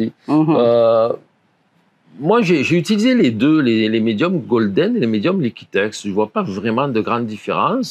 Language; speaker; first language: French; native; French